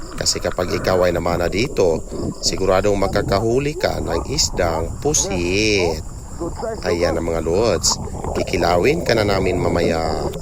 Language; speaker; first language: Filipino; non-native, local second language; Cebuano